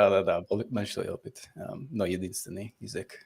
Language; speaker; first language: Russian; non-native, fluent; English